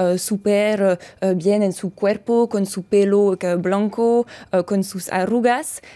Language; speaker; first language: Spanish; non-native, fluent; French